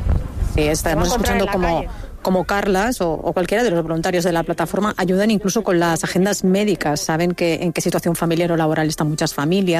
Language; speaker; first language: Spanish; native; Spanish